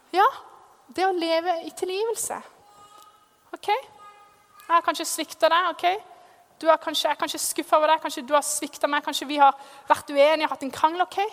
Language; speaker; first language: Norwegian; native; Norwegian